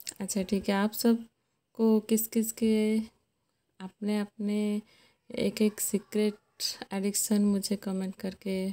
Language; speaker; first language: Hindi; native; Hindi